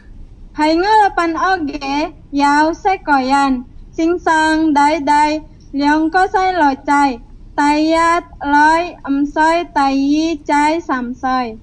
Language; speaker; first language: Chinese; non-native, learner; Indonesian